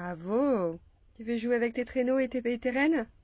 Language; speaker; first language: French; native; French